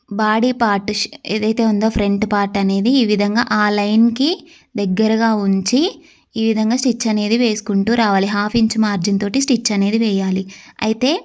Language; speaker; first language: Telugu; native; Telugu